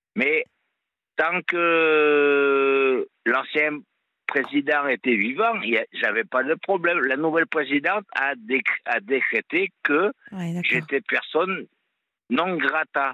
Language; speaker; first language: French; native; French